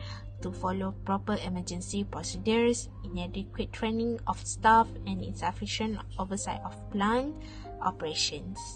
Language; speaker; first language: English; non-native, local second language; Malay